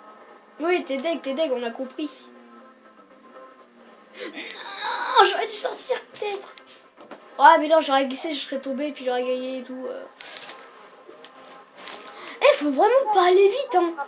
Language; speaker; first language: French; native; French